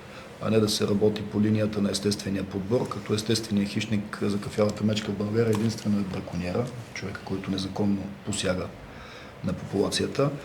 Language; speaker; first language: Bulgarian; native; Bulgarian